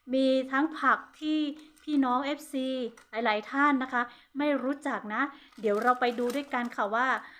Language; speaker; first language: Thai; non-native, local second language; Karen languages